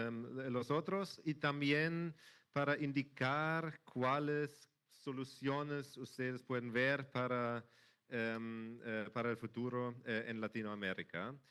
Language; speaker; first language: Spanish; non-native, fluent; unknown